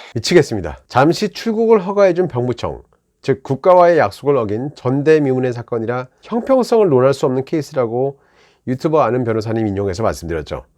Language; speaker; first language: Korean; native; Korean